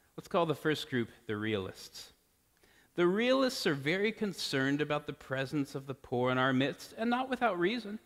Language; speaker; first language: English; native; English